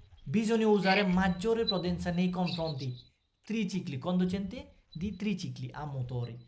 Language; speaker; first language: Italian; non-native, fluent; Bangla